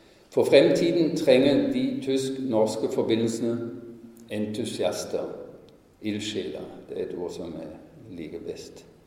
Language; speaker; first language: Norwegian; non-native, fluent; German